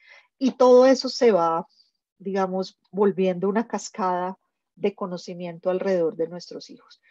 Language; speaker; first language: Spanish; native; Spanish